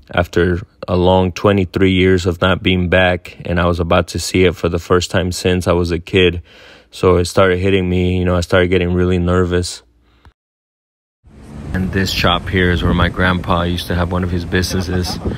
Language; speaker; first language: English; early bilingual, other home language; Spanish